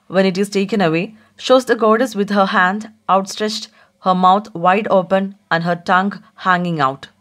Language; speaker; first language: English; non-native, local second language; Malayalam